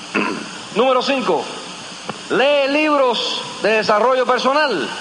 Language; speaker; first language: Spanish; early bilingual, heritage; Spanish